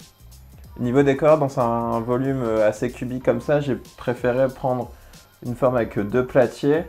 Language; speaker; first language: French; native; French